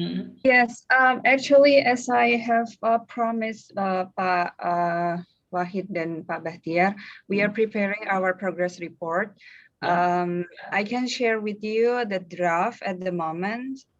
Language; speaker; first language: English; non-native, fluent; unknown